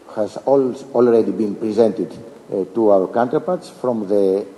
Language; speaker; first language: English; non-native, fluent; Greek